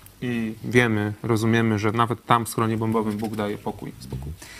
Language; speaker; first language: Polish; native; Polish